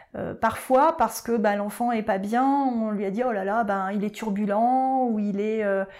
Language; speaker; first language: French; native; French